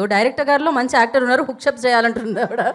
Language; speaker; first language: Telugu; native; Telugu